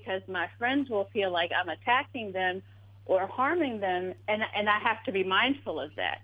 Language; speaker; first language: English; native; English